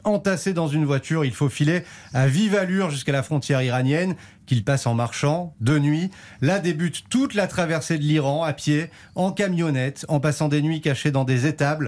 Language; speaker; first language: French; native; French